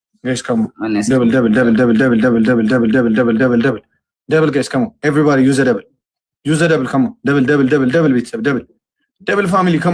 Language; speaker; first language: English; non-native, learner; Amharic